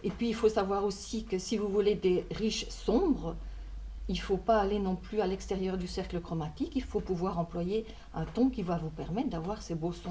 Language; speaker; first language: French; native; French